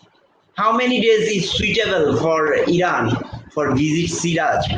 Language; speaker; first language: English; non-native, local second language; Bangla